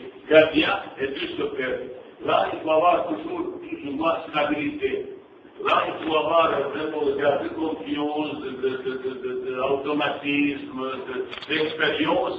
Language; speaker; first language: French; non-native, fluent; Bosnian